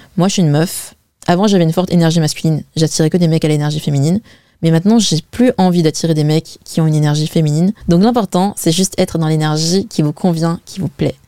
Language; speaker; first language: French; early bilingual, other home language; Wu Chinese